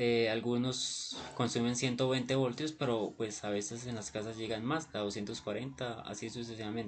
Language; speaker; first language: Spanish; native; Spanish